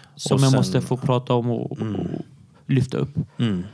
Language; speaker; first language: Swedish; early bilingual, other home language; Arabic